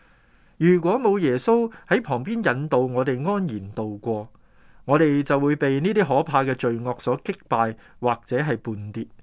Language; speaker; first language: Chinese; non-native, local second language; Cantonese